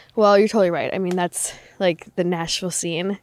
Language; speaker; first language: English; native; English